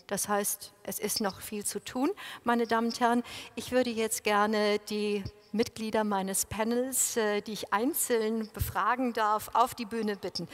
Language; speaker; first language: German; native; German